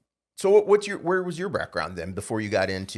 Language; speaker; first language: English; native; English